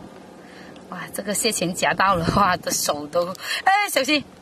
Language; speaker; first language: Chinese; native; Chinese